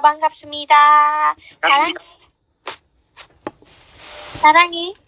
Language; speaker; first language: Korean; non-native, learner; Vietnamese